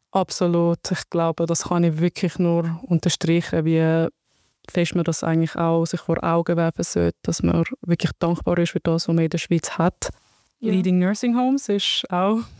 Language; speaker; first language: German; early bilingual, other home language; Arabic